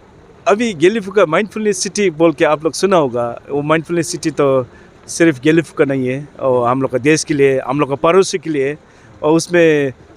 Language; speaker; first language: Hindi; non-native, fluent; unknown